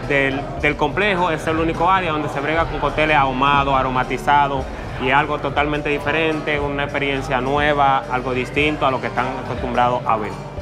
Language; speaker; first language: Spanish; native; Spanish